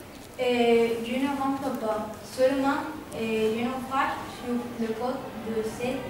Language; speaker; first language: French; non-native, learner; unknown